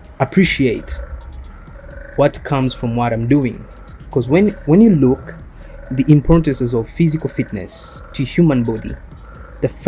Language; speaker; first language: English; non-native, local second language; Swahili